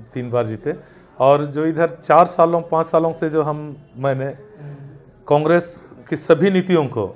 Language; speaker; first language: Hindi; native; Hindi